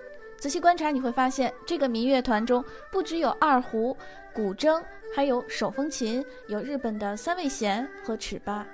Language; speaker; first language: Chinese; native; Chinese